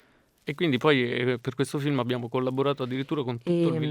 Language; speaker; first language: Italian; native; Italian